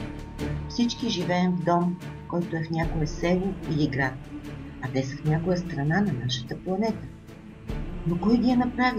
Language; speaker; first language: Bulgarian; native; Bulgarian